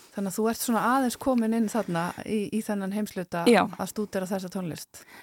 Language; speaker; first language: Icelandic; native; Icelandic